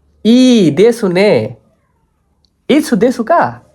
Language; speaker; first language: Japanese; non-native, learner; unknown